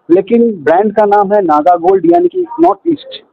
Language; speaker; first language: Hindi; non-native, local second language; Bangla